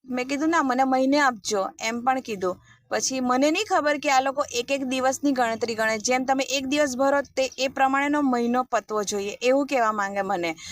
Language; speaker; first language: Gujarati; native; Gujarati